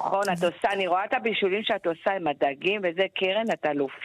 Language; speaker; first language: Hebrew; native; Hebrew